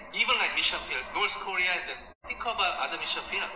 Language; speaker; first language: English; non-native, fluent; Korean